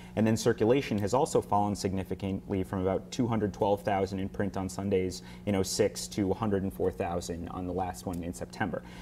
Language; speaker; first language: English; native; English